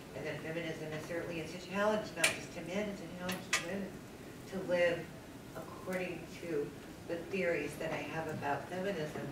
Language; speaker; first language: English; native; English